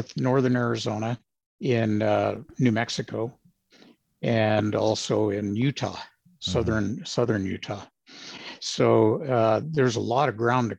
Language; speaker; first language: English; native; English